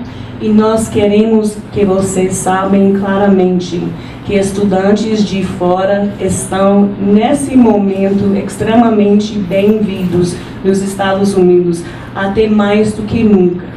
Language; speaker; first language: Portuguese; non-native, fluent; English